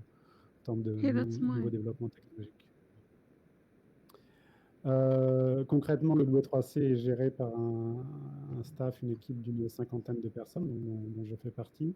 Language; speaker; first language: French; native; French